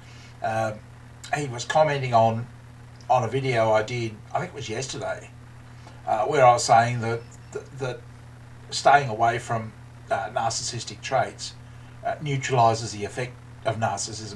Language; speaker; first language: English; native; English